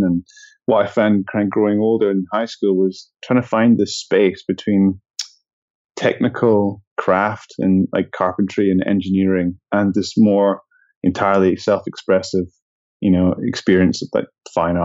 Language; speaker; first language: English; native; English